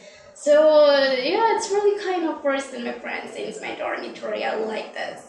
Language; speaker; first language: English; non-native, learner; Indonesian